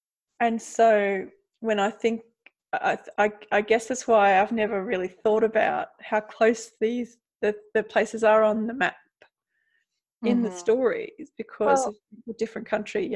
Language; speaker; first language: English; native; English